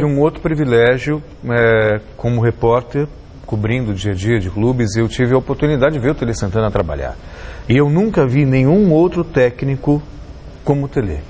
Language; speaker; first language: Portuguese; native; Portuguese